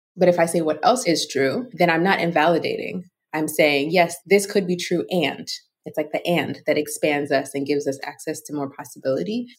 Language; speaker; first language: English; non-native, local second language; Yoruba